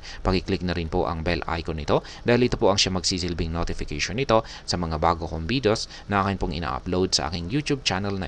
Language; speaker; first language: Filipino; native; Filipino